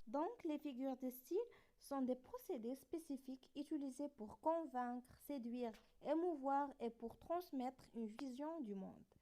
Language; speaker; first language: French; non-native, local second language; Arabic